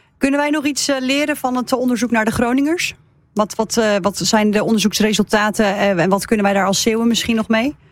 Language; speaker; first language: Dutch; native; Dutch